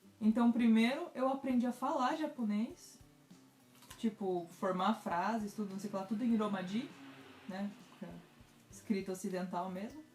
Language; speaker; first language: Portuguese; native; Portuguese